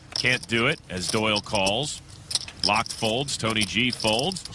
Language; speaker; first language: English; native; English